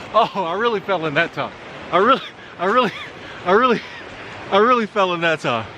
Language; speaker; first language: English; native; English